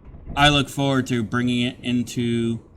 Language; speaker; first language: English; native; English